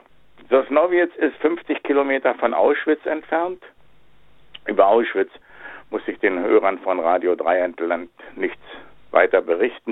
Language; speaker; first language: German; native; German